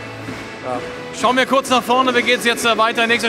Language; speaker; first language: German; native; German